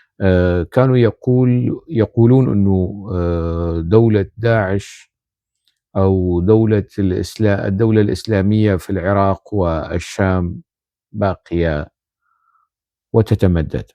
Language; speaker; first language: Arabic; non-native, local second language; Kurdish